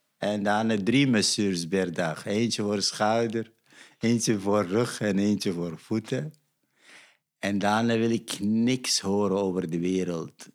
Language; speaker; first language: Dutch; non-native, fluent; Arabic